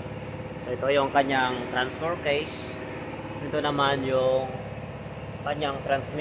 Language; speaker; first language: Filipino; native; Filipino